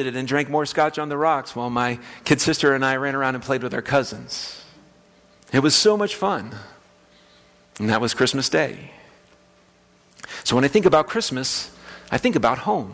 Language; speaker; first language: English; native; English